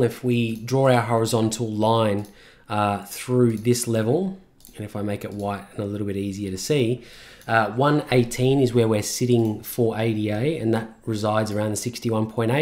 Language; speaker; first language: English; native; English